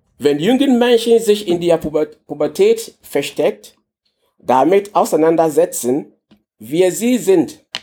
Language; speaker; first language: German; non-native, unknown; English